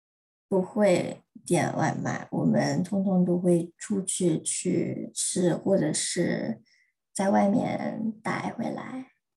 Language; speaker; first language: Chinese; early bilingual, heritage; Chinese